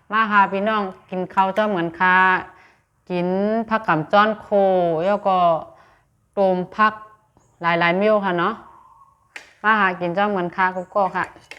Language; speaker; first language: Thai; native; Thai